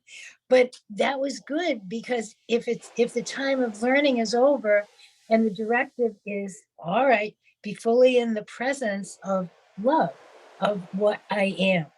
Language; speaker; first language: English; native; English